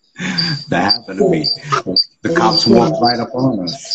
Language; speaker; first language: English; native; English